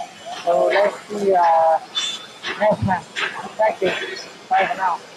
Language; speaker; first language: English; non-native, learner; Chinese